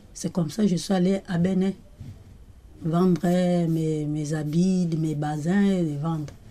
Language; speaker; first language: French; non-native, local second language; Lingala